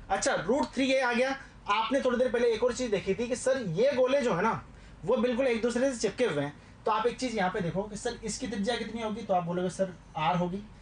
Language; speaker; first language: Hindi; native; Hindi